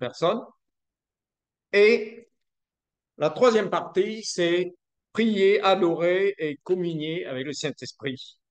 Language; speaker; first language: French; non-native, fluent; Vietnamese